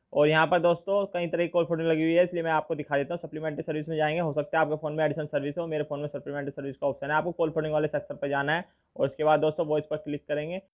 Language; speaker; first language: Hindi; native; Hindi